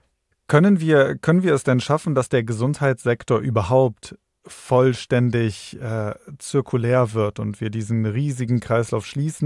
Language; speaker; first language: German; native; German